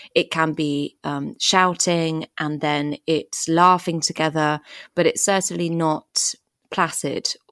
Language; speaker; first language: English; early bilingual, other home language; French